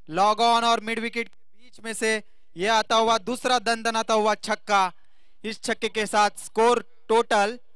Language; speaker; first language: Hindi; non-native, local second language; Marathi